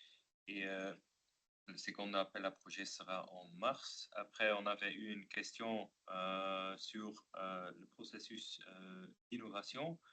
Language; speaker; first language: French; non-native, local second language; Dutch